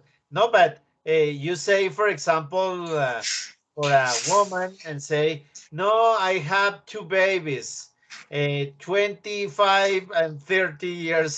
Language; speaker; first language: English; non-native, learner; Spanish